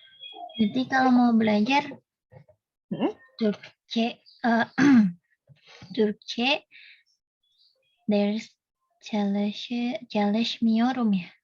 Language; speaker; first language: Turkish; non-native, learner; Indonesian